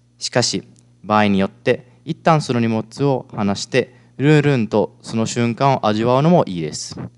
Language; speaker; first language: Japanese; non-native, fluent; Italian